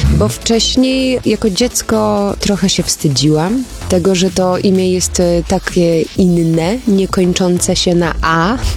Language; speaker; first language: Polish; early bilingual, heritage; Polish